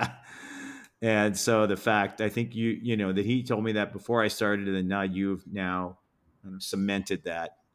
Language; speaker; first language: English; native; English